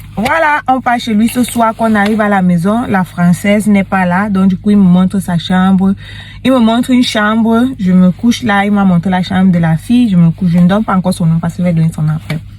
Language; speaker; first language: French; native; French